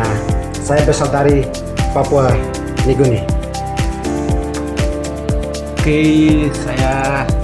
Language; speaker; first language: Indonesian; non-native, learner; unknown